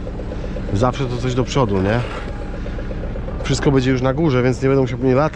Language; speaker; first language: Polish; native; Polish